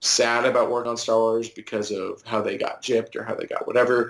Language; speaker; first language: English; native; English